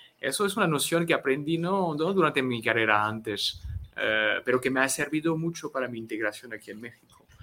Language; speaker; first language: Spanish; non-native, fluent; French